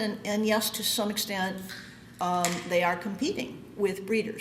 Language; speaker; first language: English; native; English